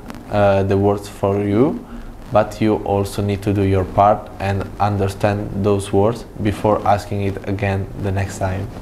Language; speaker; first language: English; non-native, fluent; Italian